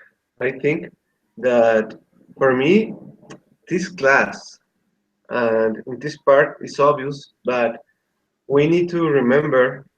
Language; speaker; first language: English; non-native, learner; Spanish